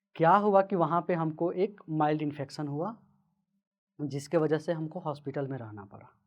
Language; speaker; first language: Hindi; native; Hindi